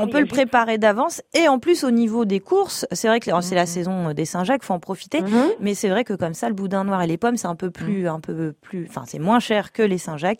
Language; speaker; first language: French; native; French